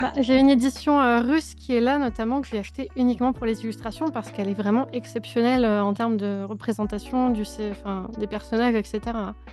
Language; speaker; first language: French; native; French